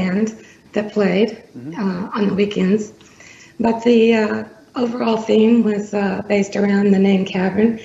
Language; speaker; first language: English; native; English